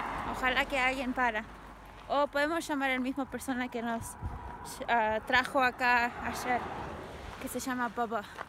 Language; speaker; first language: Spanish; early bilingual, heritage; Spanish